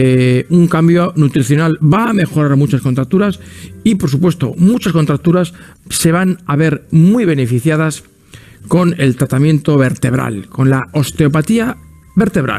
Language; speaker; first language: Spanish; native; Spanish